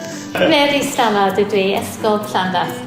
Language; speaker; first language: Welsh; non-native, fluent; English